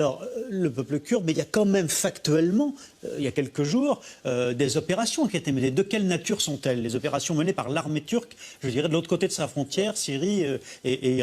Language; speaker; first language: French; native; French